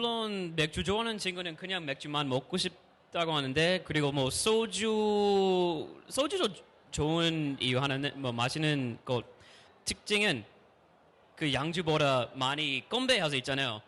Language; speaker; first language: Korean; non-native, fluent; English